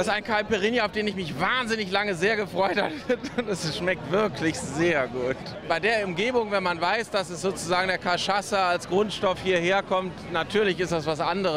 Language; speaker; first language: German; native; German